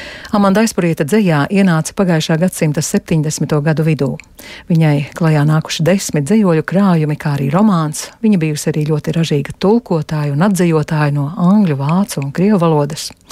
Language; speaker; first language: Latvian; native; Latvian